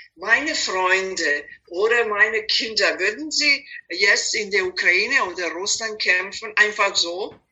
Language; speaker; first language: German; non-native, fluent; Serbian